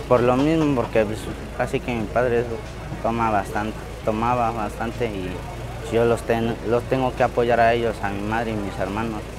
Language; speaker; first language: Spanish; early bilingual, other home language; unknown